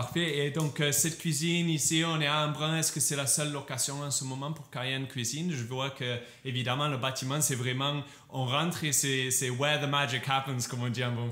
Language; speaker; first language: French; native; French